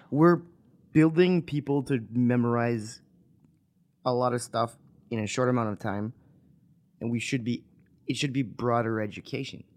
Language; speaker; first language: English; non-native, local second language; French